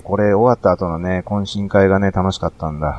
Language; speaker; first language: Japanese; native; Japanese